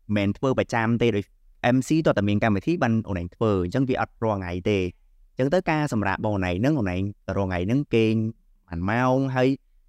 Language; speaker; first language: Khmer; native; Khmer